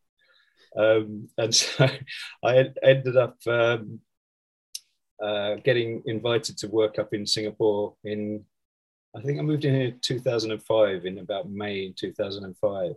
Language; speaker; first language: English; native; English